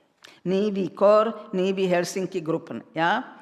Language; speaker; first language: German; non-native, fluent; Czech